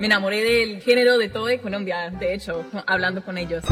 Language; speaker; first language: Spanish; non-native, fluent; English